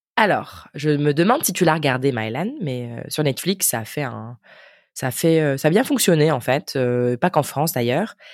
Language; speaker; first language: French; native; French